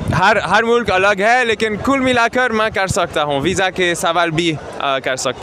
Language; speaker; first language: Hindi; non-native, learner; German